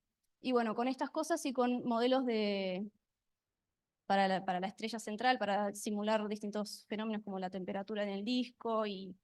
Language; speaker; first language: Spanish; native; Spanish